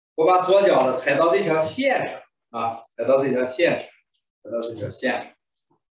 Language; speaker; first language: Chinese; native; Chinese